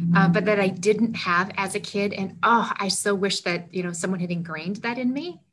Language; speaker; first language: English; native; English